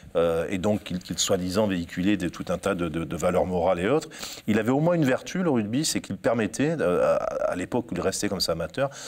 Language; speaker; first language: French; native; French